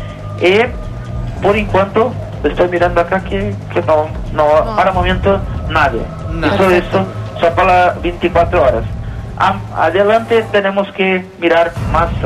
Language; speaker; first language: Spanish; non-native, learner; Portuguese